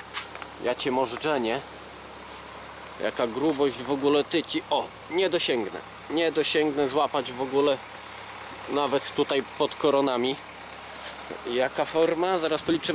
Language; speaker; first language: Polish; native; Polish